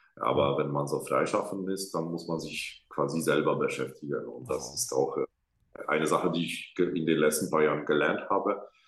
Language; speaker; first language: German; non-native, fluent; Polish